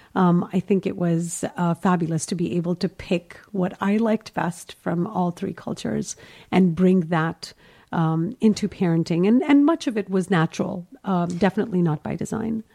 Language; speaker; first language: English; early bilingual, heritage; Hindi